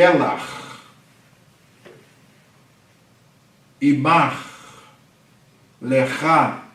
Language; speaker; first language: Hebrew; non-native, fluent; Portuguese